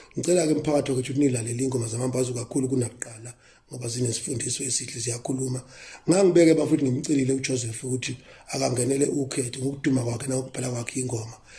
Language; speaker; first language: Zulu; native; Zulu